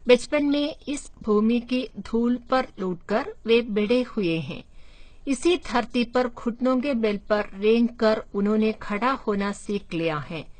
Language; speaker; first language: Hindi; non-native, local second language; Malayalam